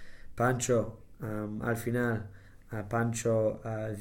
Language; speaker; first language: Spanish; non-native, learner; English